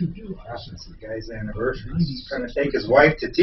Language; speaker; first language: English; native; English